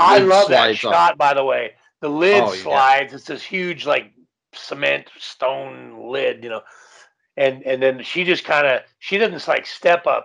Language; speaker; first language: English; native; English